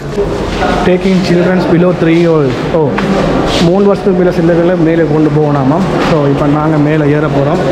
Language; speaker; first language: Tamil; native; Tamil